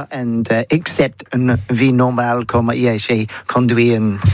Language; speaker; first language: French; non-native, learner; English